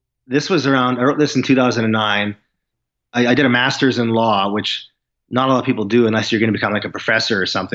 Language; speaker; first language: English; native; English